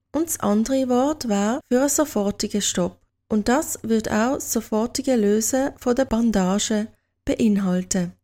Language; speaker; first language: German; native; German